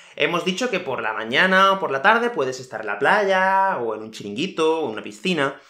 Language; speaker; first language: Spanish; native; Spanish